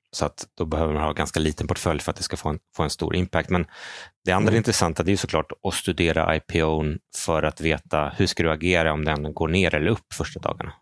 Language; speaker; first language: Swedish; native; Swedish